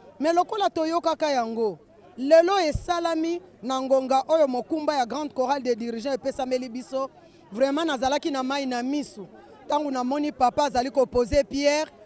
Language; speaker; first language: Lingala; non-native, local second language; Kongo